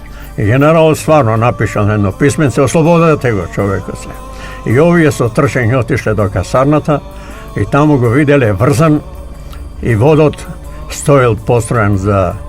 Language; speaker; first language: Macedonian; native; Macedonian